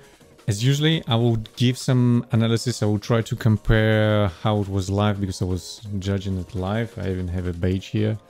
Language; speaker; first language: English; non-native, fluent; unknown